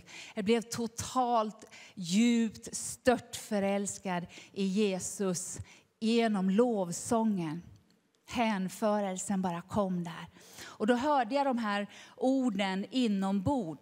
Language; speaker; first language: Swedish; native; Swedish